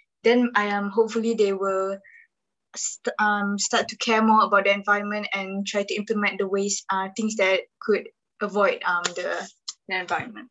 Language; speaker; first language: English; non-native, local second language; Malay